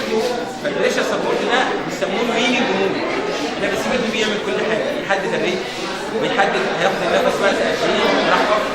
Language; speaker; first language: Arabic; native; Arabic